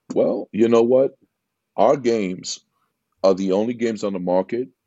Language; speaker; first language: English; native; English